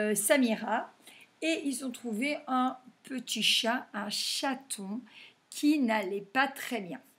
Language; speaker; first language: French; native; French